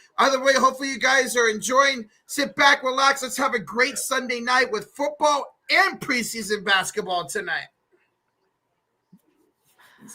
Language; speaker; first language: English; native; English